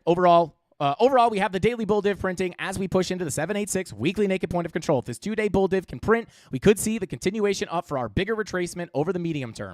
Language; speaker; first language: English; native; English